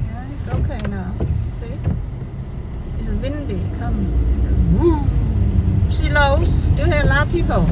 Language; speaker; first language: English; non-native, learner; Chinese